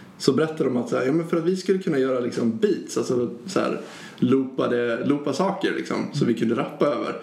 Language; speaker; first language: Swedish; native; Swedish